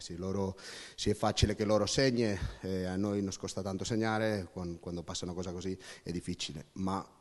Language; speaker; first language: Italian; non-native, fluent; Spanish